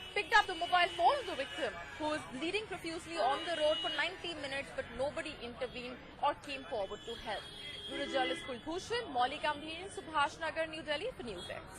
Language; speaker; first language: English; non-native, local second language; Hindi